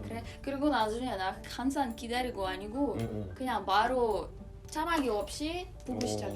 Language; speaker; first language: Korean; non-native, learner; Russian